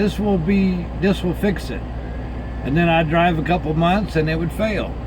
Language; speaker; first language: English; native; English